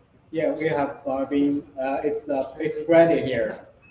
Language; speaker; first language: English; non-native, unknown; Chinese